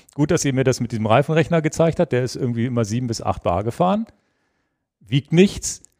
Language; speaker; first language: German; native; German